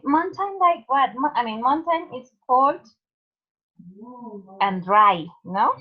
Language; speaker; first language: English; non-native, fluent; Spanish